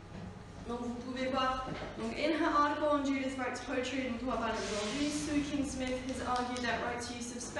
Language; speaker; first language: French; native; French